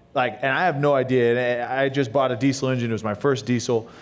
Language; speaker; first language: English; native; English